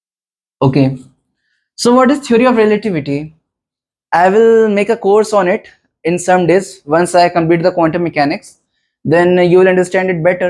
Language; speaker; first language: English; non-native, local second language; Hindi